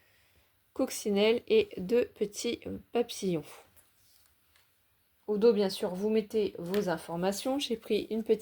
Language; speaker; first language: French; native; French